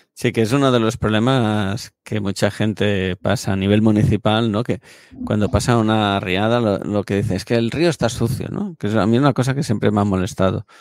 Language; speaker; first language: Spanish; native; Spanish